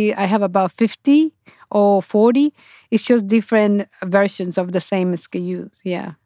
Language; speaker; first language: English; non-native, fluent; Spanish